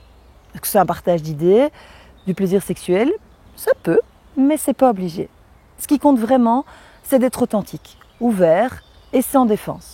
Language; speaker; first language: French; native; French